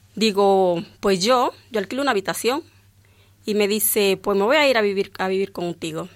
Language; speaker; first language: Spanish; native; Spanish